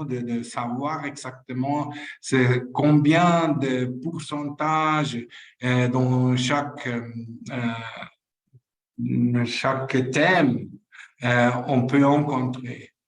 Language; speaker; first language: French; non-native, fluent; Spanish